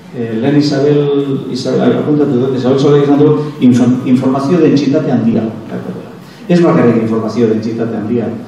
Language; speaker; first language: Basque; native; Basque